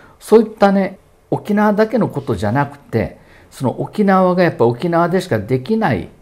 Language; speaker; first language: Japanese; native; Japanese